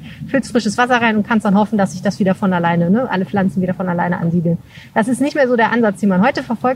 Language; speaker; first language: German; native; German